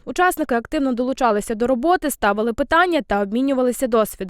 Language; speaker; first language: Ukrainian; native; Ukrainian